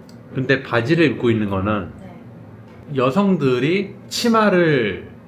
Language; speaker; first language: Korean; native; Korean